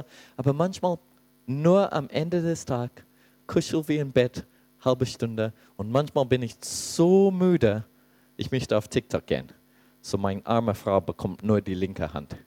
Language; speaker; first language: German; non-native, fluent; English